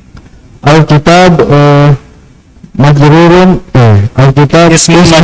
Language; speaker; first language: Arabic; non-native, learner; Indonesian